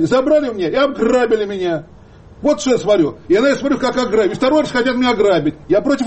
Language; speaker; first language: Russian; native; Russian